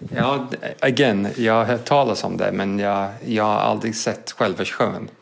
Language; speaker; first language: Swedish; non-native, fluent; English